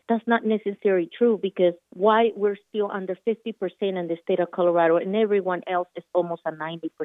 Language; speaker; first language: English; non-native, fluent; Spanish